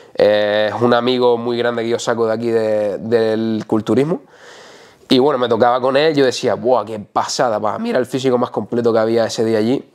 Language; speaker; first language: Spanish; native; Spanish